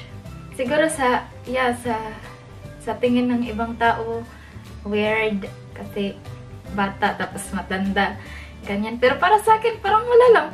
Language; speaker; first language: Filipino; non-native, local second language; Cebuano